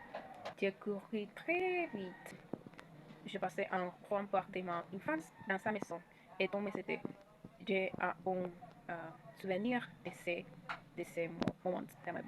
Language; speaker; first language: French; non-native, learner; Spanish